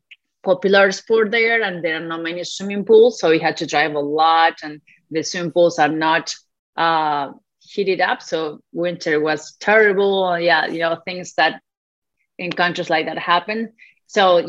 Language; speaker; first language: English; non-native, fluent; Spanish